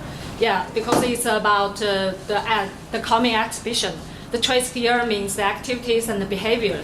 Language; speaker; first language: English; non-native, learner; Chinese